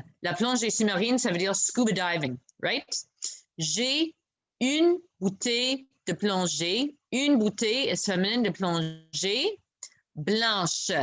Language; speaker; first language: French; non-native, local second language; English